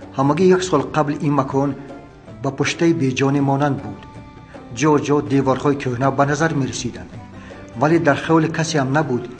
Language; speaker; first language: Tajik; native; Tajik